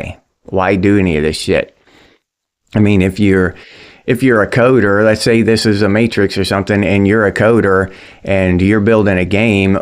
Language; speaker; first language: English; native; English